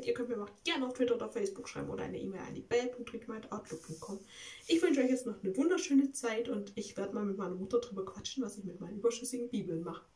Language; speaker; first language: German; native; German